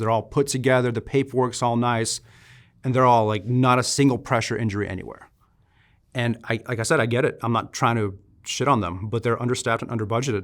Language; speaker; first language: English; native; English